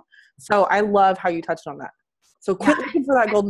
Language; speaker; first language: English; native; English